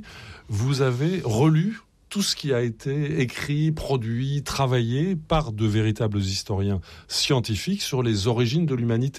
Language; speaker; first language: French; native; French